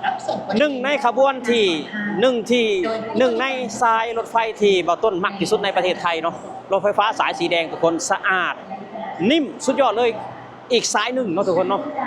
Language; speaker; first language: Thai; non-native, local second language; Lao